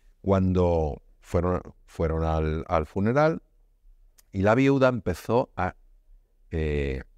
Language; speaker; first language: Spanish; native; Spanish